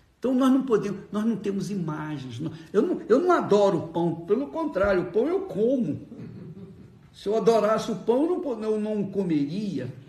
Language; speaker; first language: Portuguese; native; Portuguese